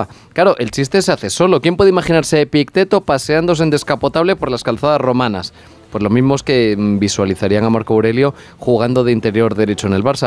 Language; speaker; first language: Spanish; native; Spanish